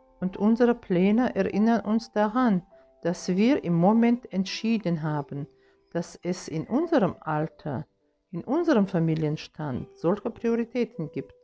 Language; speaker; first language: German; non-native, fluent; Russian